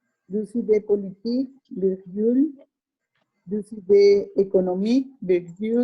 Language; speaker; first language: French; non-native, learner; Spanish